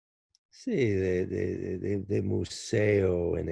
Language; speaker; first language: Spanish; non-native, fluent; English